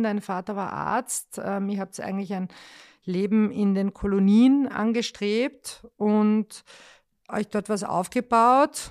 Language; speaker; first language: German; native; German